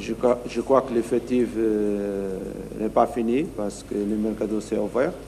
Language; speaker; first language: French; non-native, learner; Portuguese